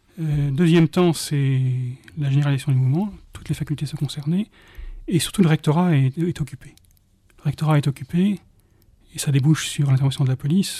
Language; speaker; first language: French; native; French